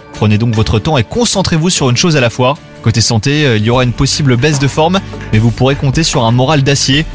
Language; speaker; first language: French; native; French